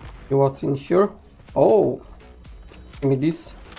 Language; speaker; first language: English; non-native, fluent; Romanian